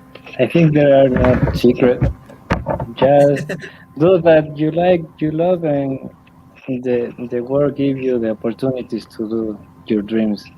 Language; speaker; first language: English; non-native, learner; Spanish